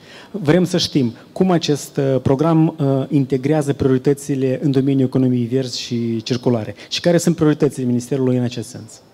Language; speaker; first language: Romanian; native; Romanian